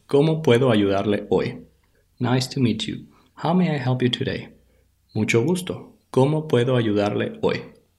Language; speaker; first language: Spanish; native; Spanish